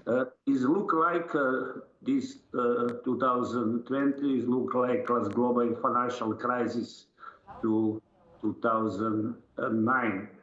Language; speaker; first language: English; non-native, learner; Serbian